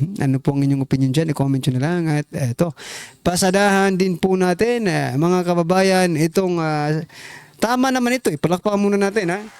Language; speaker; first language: Filipino; non-native, local second language; Waray